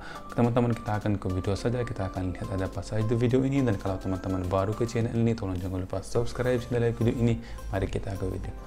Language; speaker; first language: Indonesian; non-native, fluent; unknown